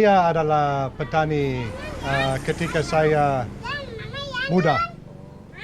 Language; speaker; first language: Indonesian; non-native, learner; English